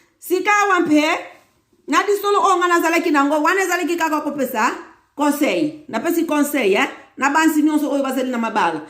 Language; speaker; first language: Lingala; non-native, local second language; Kongo